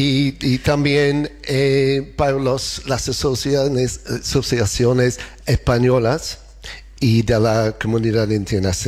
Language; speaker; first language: Spanish; non-native, learner; English